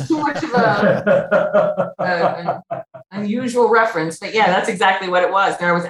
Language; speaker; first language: English; native; English